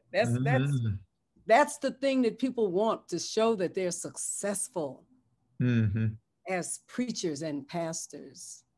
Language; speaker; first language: English; native; English